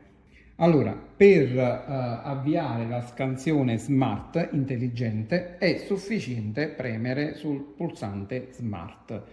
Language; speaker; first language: Italian; native; Italian